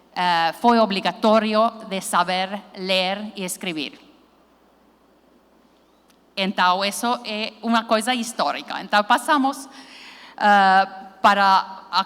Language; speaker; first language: Portuguese; non-native, learner; Finnish